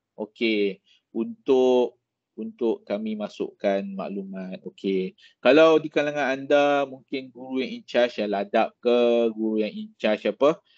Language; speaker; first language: Malay; native; Malay